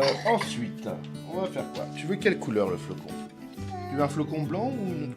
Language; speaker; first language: French; native; French